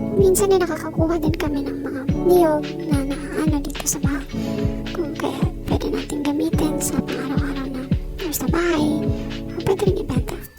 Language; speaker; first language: Filipino; non-native, local second language; Cebuano